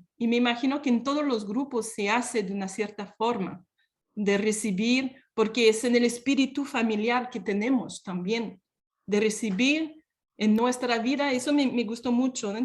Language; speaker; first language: Spanish; non-native, fluent; French